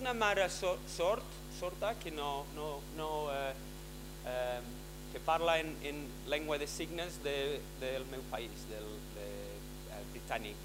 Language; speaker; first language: Catalan; non-native, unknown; English